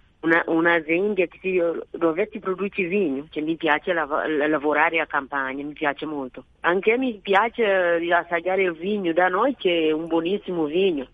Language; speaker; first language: Italian; non-native, learner; Kabuverdianu